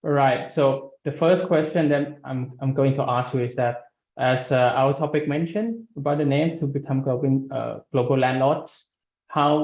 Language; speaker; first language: English; non-native, fluent; Thai